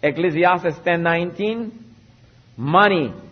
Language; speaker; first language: English; non-native, local second language; Filipino